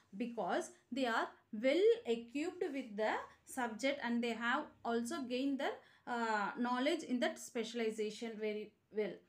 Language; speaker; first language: English; non-native, local second language; Tamil